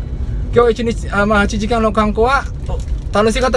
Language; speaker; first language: Japanese; non-native, fluent; Indonesian